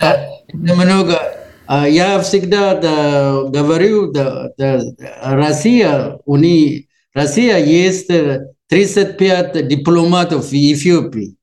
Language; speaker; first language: Russian; non-native, learner; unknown